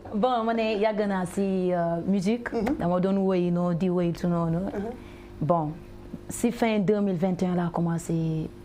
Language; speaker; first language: Wolof; non-native, local second language; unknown